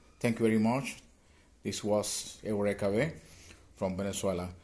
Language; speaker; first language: English; non-native, learner; Spanish